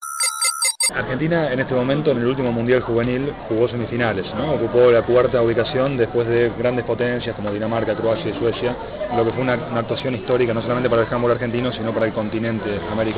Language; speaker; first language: Spanish; native; Spanish